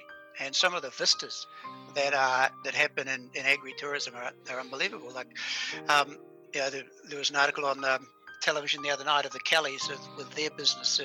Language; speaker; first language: English; native; English